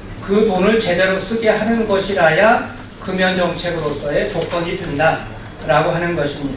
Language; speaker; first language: Korean; native; Korean